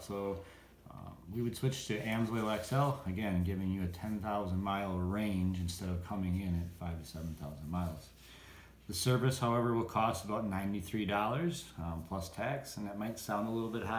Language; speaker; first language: English; native; English